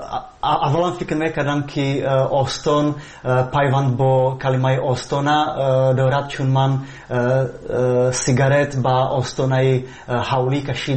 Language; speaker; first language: Persian; non-native, fluent; Slovak